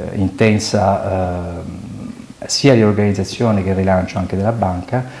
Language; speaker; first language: Italian; native; Italian